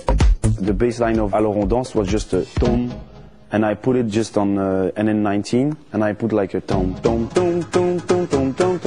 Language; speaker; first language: English; non-native, fluent; French